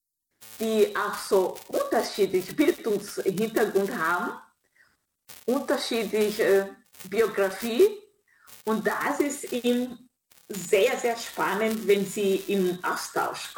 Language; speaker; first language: German; non-native, fluent; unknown